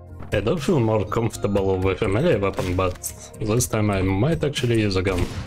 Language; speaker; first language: English; non-native, learner; Russian